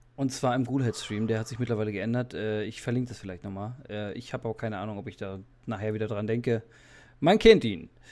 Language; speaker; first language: German; native; German